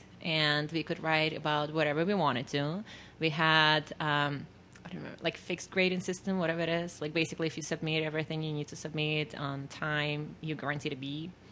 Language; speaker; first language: English; non-native, fluent; Russian